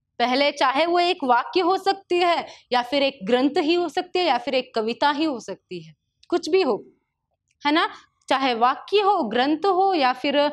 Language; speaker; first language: Hindi; non-native, local second language; Kannada